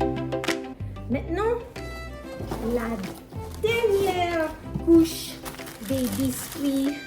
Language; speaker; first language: French; non-native, learner; English